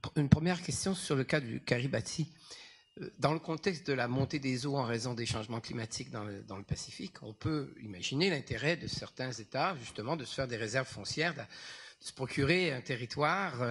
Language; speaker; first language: French; native; French